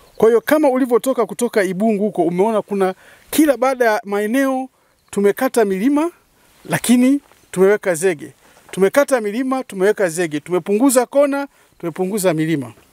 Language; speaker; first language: Swahili; native; Swahili